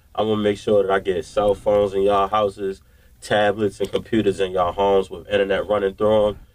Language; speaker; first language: English; native; English